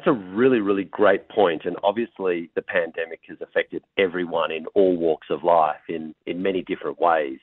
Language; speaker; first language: English; native; English